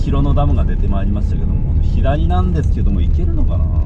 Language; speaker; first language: Japanese; native; Japanese